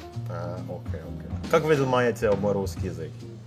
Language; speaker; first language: Russian; non-native, learner; Indonesian